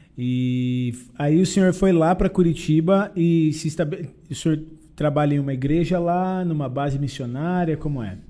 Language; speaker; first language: Portuguese; native; Portuguese